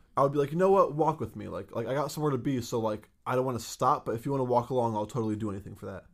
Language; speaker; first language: English; native; English